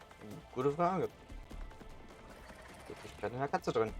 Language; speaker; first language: German; native; German